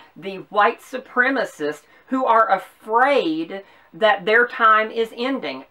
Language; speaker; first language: English; native; English